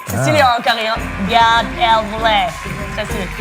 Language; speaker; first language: French; native; French